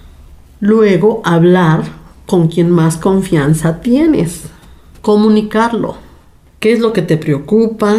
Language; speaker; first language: Spanish; native; Spanish